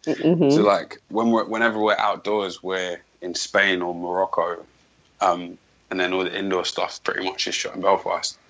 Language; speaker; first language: English; native; English